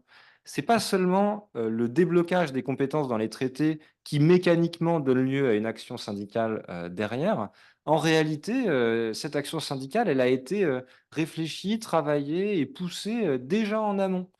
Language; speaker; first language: French; native; French